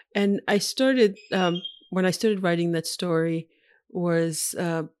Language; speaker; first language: English; early bilingual, other home language; Haitian Creole